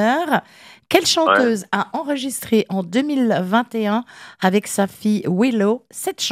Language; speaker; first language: French; native; French